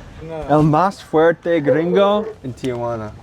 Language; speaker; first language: Spanish; non-native, learner; English